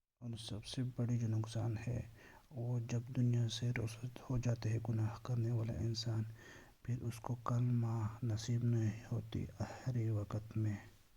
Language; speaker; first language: Urdu; non-native, local second language; Pashto